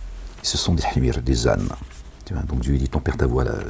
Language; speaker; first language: French; native; French